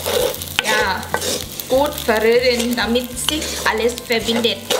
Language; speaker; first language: German; non-native, learner; Thai